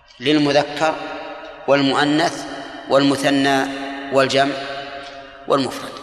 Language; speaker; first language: Arabic; native; Arabic